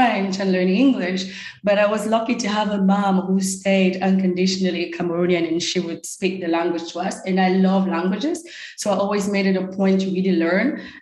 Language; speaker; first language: English; non-native, fluent; French